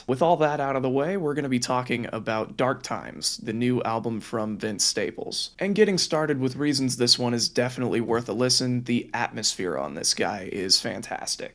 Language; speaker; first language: English; native; English